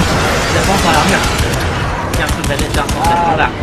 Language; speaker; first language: French; native; French